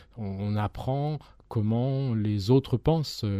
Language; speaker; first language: French; native; French